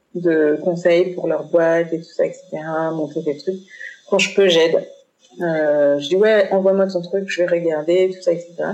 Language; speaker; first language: French; early bilingual, other home language; Haitian Creole